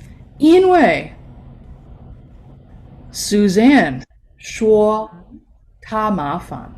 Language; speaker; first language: Chinese; non-native, fluent; English